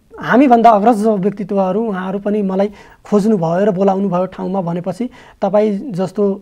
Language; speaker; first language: Nepali; non-native, local second language; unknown